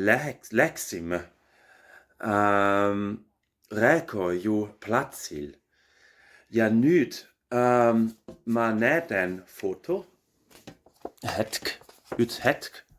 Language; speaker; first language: Estonian; non-native, learner; German